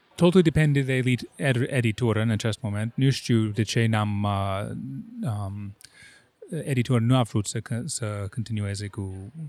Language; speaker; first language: Romanian; non-native, fluent; English